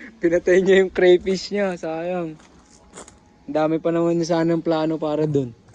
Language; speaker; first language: Filipino; native; Filipino